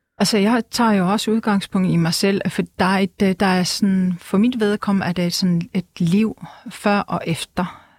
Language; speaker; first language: Danish; non-native, local second language; Kalaallisut